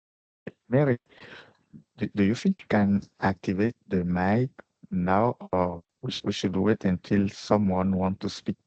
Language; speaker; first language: English; non-native, learner; French